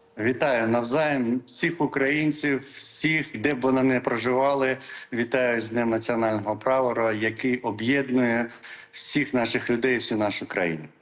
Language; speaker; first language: Ukrainian; non-native, local second language; Crimean Tatar